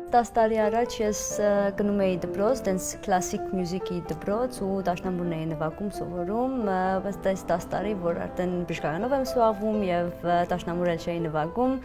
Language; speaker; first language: Armenian; early bilingual, heritage; Armenian